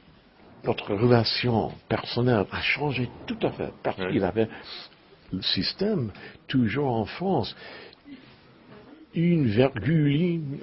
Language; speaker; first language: French; non-native, learner; English